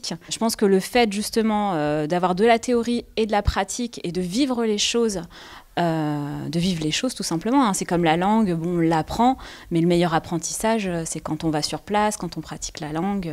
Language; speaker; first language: French; native; French